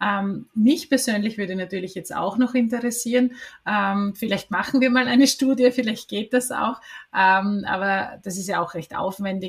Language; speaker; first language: German; native; German